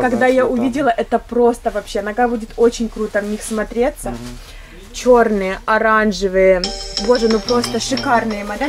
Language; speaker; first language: Russian; native; Russian